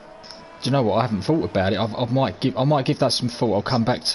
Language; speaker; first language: English; native; English